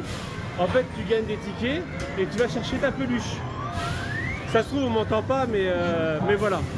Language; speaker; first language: French; native; French